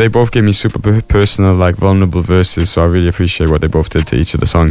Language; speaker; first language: English; native; English